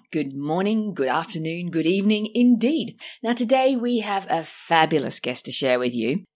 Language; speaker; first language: English; native; English